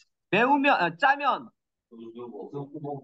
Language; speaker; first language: Korean; non-native, learner; Kyrgyz